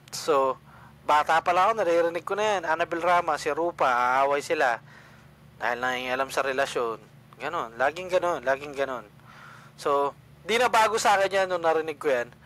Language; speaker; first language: Filipino; non-native, local second language; Cebuano